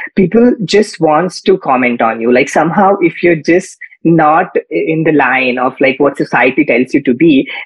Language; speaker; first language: English; non-native, local second language; Kannada